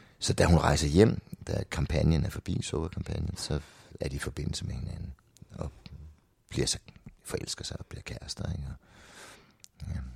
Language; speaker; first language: Danish; native; Danish